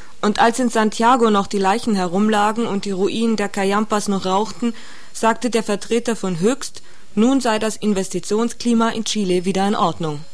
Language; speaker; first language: German; native; German